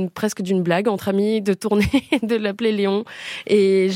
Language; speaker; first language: French; early bilingual, other home language; Portuguese